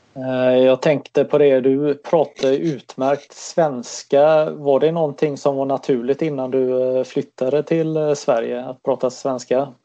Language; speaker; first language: Swedish; native; Swedish